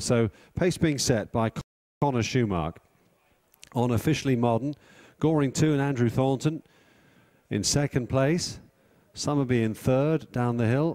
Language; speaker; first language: English; native; English